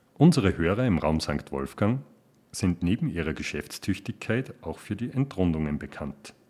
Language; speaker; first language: German; native; German